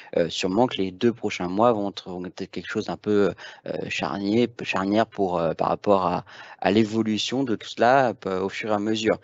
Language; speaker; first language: French; native; French